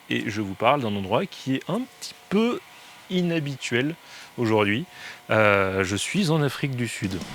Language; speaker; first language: French; native; French